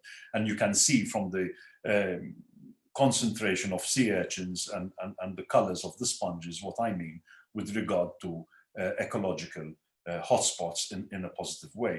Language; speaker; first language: English; non-native, local second language; Maltese